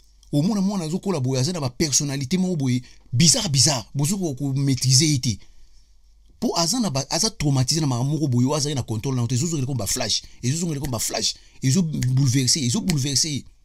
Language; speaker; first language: French; non-native, local second language; Lingala